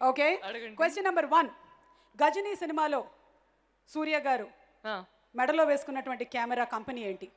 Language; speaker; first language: Telugu; native; Telugu